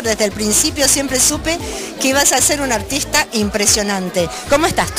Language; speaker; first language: Spanish; native; Spanish